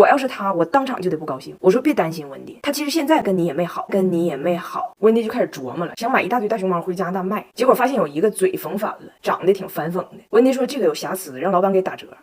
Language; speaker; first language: Chinese; native; Chinese